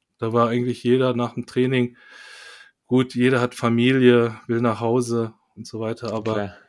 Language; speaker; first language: German; early bilingual, other home language; Korean